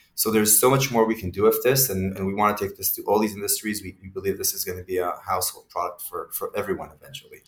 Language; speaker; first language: English; non-native, fluent; Hebrew